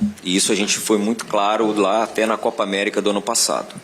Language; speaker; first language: Portuguese; native; Portuguese